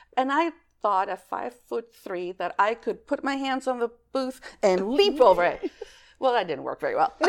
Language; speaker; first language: English; early bilingual, other home language; Greek